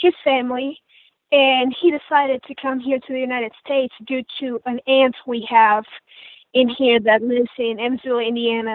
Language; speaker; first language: English; non-native, fluent; Spanish